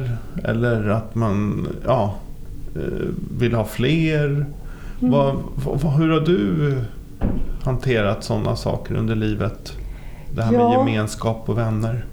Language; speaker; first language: Swedish; native; Swedish